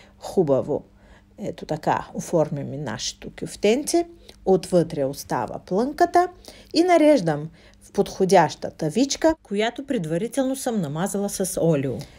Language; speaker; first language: Bulgarian; non-native, fluent; Russian